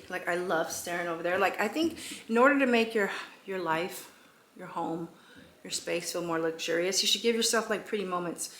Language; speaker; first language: English; native; English